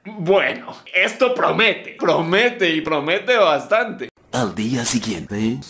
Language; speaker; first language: Spanish; native; Spanish